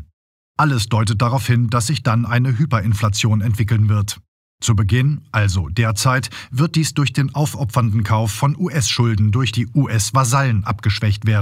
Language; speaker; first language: German; native; German